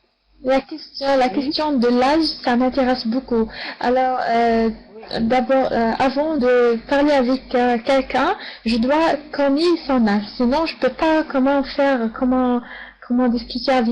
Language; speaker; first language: French; non-native, learner; Arabic